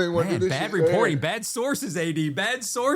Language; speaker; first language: English; native; English